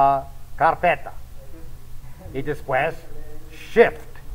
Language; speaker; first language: Spanish; non-native, fluent; English